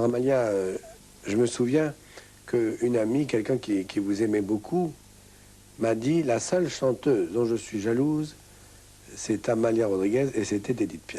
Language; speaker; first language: French; native; French